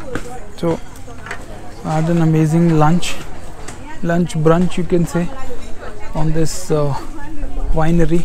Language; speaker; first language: English; non-native, local second language; Hindi